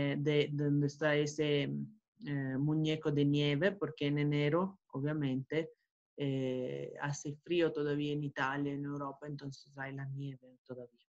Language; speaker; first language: Spanish; non-native, fluent; Italian